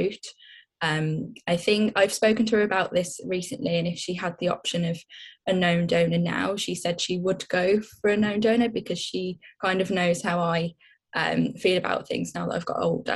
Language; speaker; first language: English; native; English